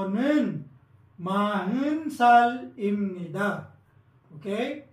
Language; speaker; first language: Korean; non-native, learner; Filipino